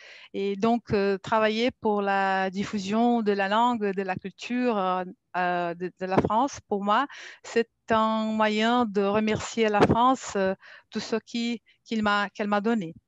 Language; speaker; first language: French; non-native, fluent; Portuguese